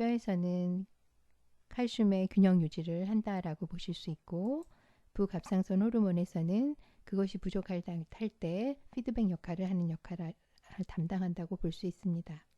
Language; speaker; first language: Korean; native; Korean